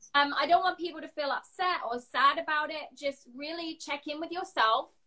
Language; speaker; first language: English; native; English